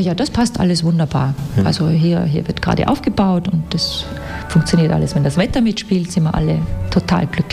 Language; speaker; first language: German; native; German